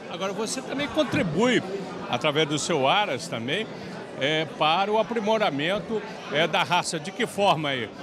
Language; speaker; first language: Portuguese; native; Portuguese